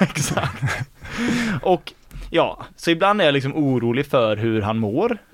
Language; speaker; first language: Swedish; native; Swedish